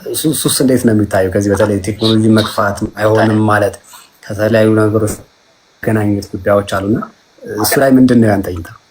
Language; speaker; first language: Amharic; native; Amharic